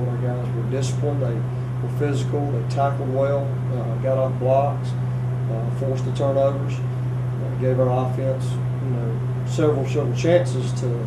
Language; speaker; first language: English; native; English